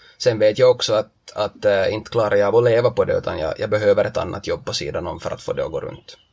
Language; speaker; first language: Swedish; native; Swedish